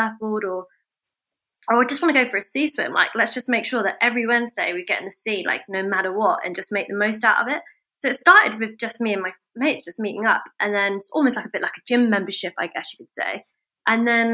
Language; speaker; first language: English; native; English